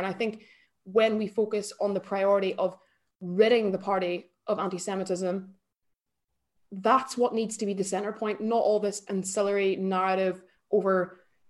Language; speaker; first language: English; native; English